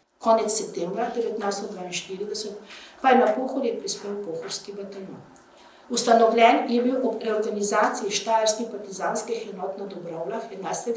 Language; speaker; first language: Slovenian; native; Slovenian